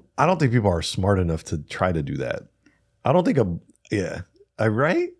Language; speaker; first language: English; native; English